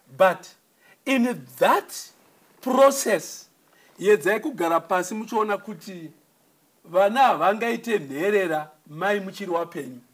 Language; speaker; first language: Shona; native; Shona